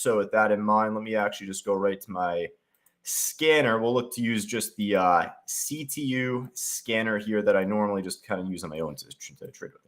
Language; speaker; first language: English; native; English